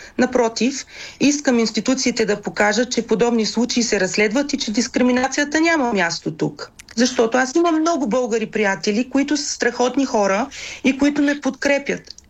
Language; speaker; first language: Bulgarian; native; Bulgarian